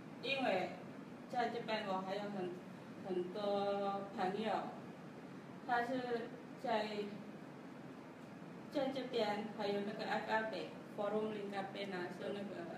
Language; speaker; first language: Chinese; non-native, learner; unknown